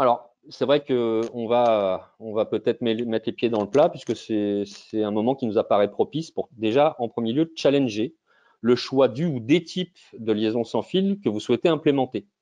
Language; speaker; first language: French; native; French